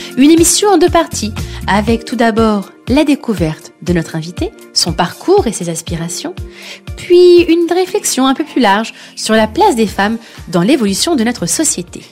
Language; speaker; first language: French; native; French